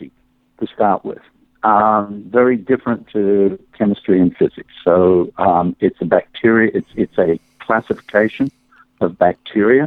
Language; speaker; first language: English; native; English